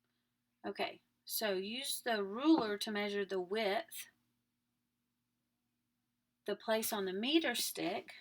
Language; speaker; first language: English; native; English